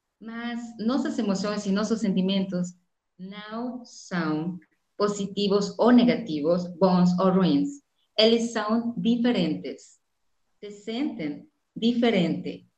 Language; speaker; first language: Spanish; non-native, fluent; Portuguese